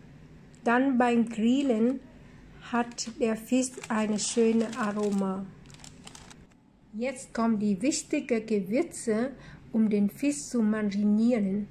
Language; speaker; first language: German; non-native, fluent; Vietnamese